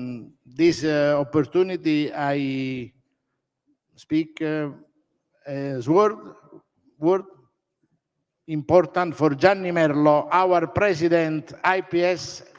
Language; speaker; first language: English; non-native, learner; Italian